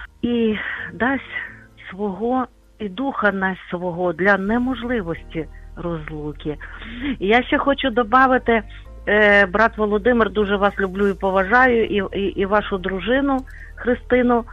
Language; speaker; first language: Ukrainian; native; Ukrainian